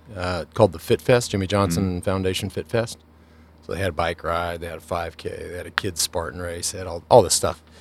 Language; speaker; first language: English; native; English